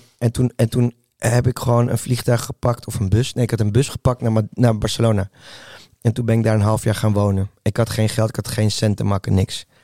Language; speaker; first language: Dutch; early bilingual, other home language; Spanish